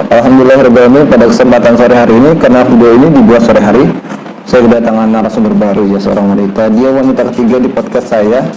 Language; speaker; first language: Indonesian; native; Indonesian